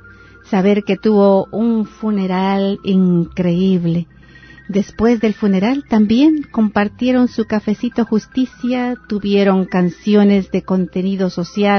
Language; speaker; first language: Spanish; native; Spanish